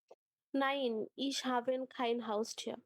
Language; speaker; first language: German; non-native, learner; Hindi